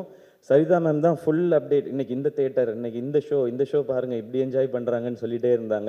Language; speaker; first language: Tamil; native; Tamil